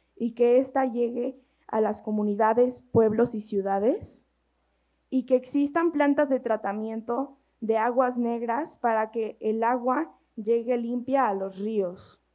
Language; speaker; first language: Spanish; native; Spanish